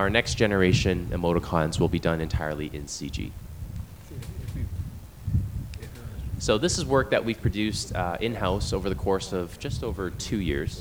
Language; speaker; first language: English; non-native, fluent; Chinese